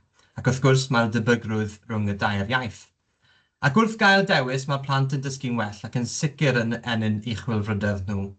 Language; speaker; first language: Welsh; native; Welsh